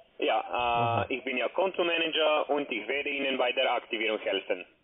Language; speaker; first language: German; non-native, learner; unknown